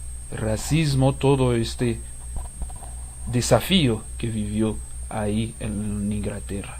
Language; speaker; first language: Spanish; non-native, fluent; Haitian Creole